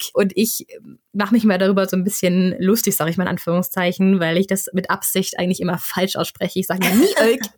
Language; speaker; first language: German; native; German